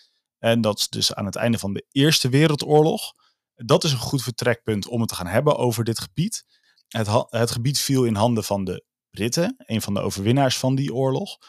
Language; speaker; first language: Dutch; native; Dutch